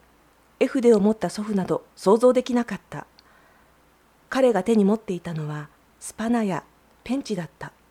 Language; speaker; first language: Japanese; native; Japanese